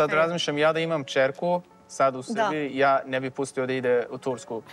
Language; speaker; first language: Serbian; non-native, fluent; Turkish